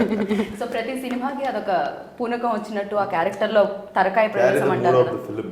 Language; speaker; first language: Telugu; native; Telugu